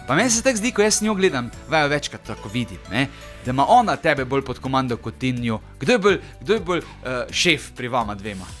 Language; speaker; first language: Slovenian; native; Slovenian